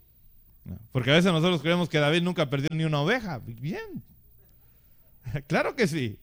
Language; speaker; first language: Spanish; native; Spanish